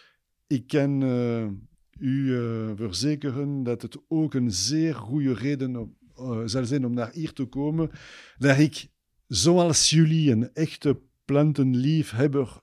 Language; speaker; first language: Dutch; non-native, fluent; French